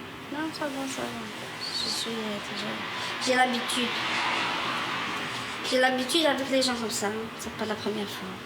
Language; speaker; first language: French; non-native, learner; Arabic